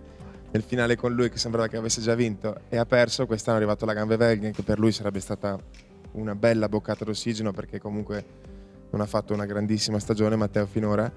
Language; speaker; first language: Italian; native; Italian